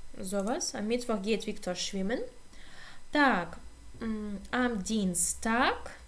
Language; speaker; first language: German; non-native, fluent; Ukrainian